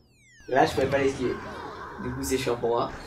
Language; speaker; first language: French; native; French